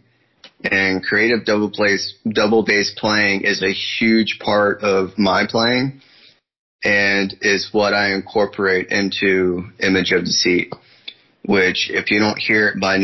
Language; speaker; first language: English; native; English